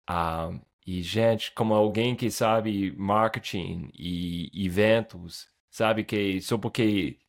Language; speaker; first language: Portuguese; non-native, fluent; English